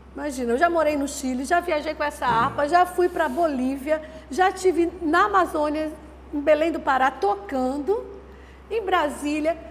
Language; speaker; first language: Portuguese; native; Portuguese